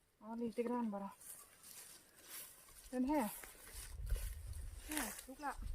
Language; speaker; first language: Swedish; non-native, learner; Thai